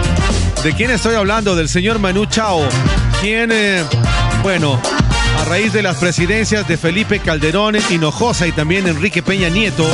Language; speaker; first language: Spanish; native; Spanish